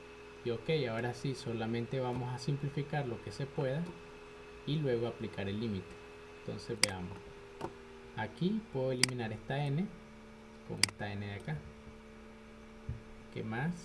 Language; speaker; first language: Spanish; native; Spanish